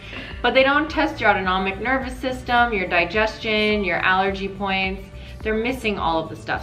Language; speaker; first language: English; native; English